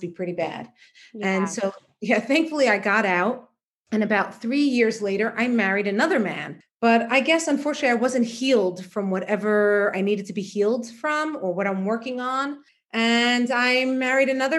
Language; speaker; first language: English; native; English